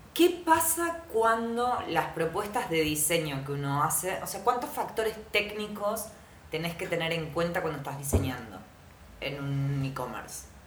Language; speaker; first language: Spanish; native; Spanish